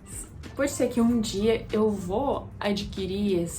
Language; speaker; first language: Portuguese; non-native, fluent; Russian